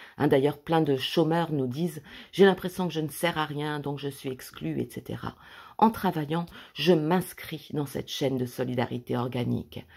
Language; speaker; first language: French; native; French